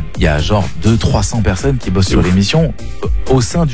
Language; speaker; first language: French; native; French